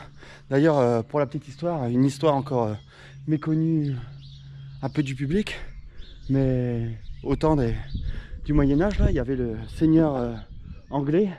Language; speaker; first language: French; native; French